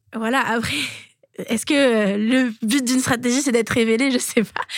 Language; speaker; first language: French; native; French